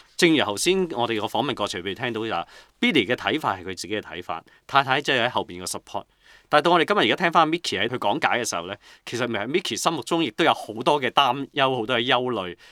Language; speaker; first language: Cantonese; native; Cantonese